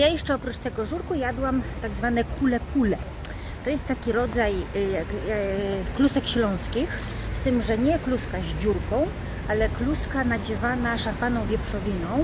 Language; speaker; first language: Polish; native; Polish